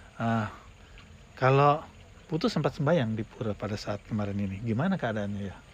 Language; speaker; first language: Indonesian; native; Indonesian